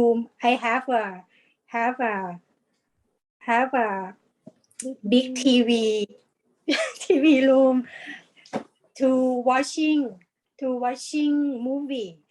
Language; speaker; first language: English; non-native, learner; Thai